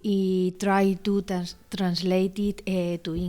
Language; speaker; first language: English; non-native, learner; Spanish